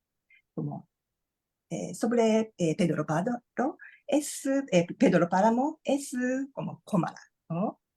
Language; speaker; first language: Spanish; non-native, learner; Japanese